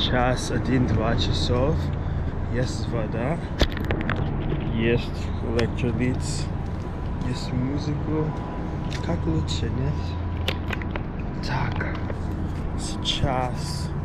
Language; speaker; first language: Russian; non-native, learner; English